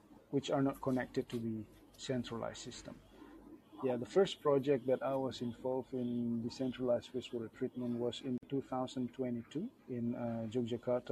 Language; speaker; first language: English; non-native, fluent; Indonesian